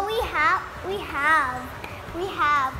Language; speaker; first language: English; early bilingual, other home language; Indonesian